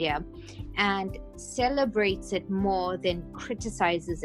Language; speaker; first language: English; native; English